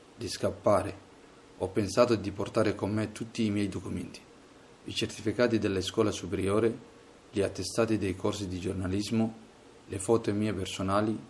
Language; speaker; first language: Italian; non-native, fluent; Somali